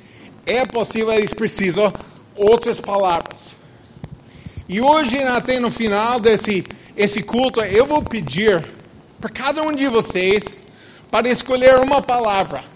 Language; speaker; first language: Portuguese; non-native, fluent; English